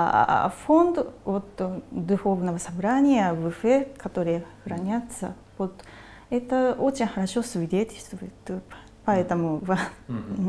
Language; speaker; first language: Russian; non-native, fluent; Japanese